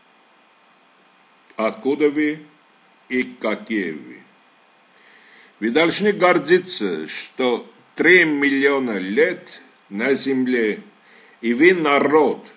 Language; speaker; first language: Russian; non-native, fluent; Armenian